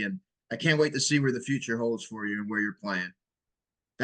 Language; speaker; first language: English; native; English